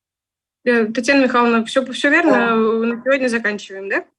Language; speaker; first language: Russian; native; Russian